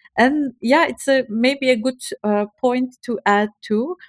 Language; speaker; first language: English; non-native, fluent; Turkish